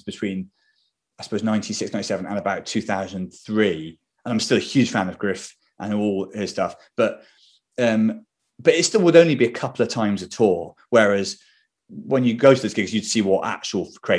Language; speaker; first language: English; native; English